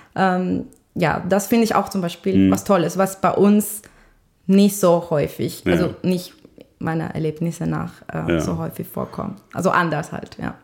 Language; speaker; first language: German; non-native, fluent; Spanish